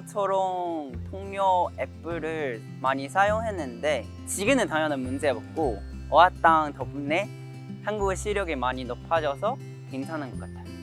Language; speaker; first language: Korean; non-native, learner; Chinese